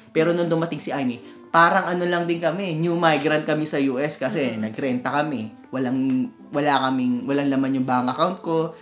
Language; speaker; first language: Filipino; native; Filipino